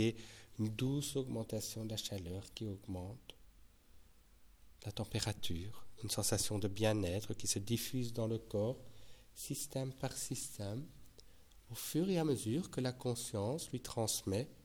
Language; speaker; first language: French; native; French